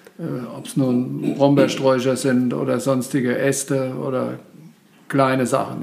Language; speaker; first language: German; native; German